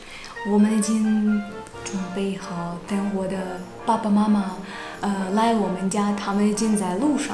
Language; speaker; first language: Chinese; non-native, fluent; Russian